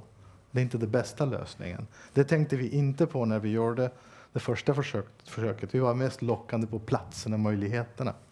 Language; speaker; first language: Swedish; non-native, fluent; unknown